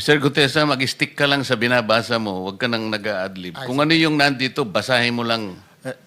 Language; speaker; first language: Filipino; native; Filipino